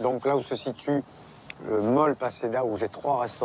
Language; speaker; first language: French; native; French